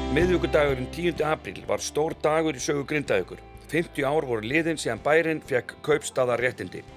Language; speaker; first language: Icelandic; native; Icelandic